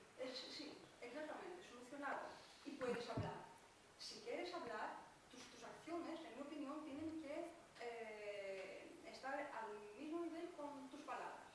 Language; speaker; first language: Spanish; non-native, fluent; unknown